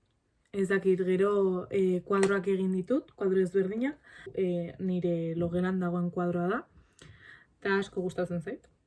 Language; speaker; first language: Basque; non-native, local second language; Spanish